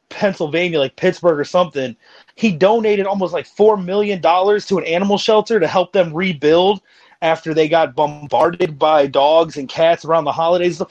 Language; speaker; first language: English; native; English